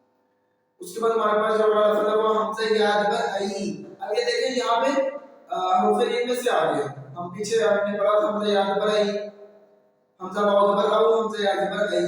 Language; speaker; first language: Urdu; non-native, local second language; Punjabi